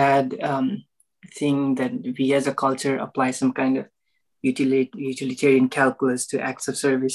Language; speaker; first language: English; non-native, local second language; Nepali